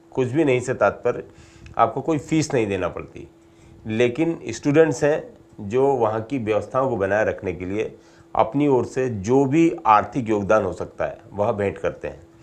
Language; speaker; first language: Hindi; native; Hindi